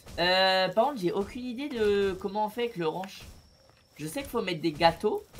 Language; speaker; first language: French; native; French